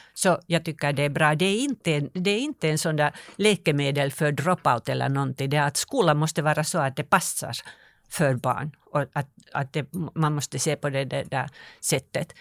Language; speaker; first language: Swedish; non-native, local second language; Finnish